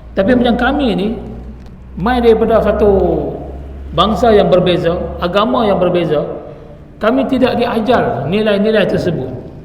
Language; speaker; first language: Malay; non-native, local second language; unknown